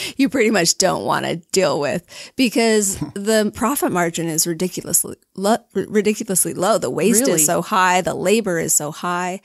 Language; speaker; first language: English; native; English